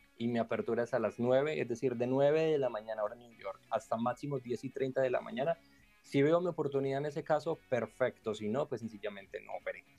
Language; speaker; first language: Spanish; native; Spanish